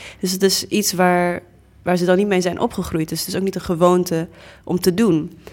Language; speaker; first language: Dutch; early bilingual, other home language; English